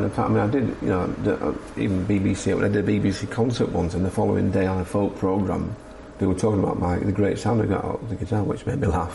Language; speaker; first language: English; native; English